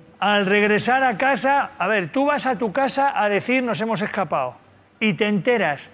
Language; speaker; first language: Spanish; native; Spanish